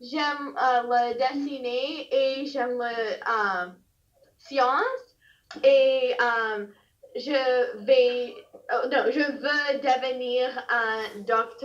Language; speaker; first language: French; non-native, learner; English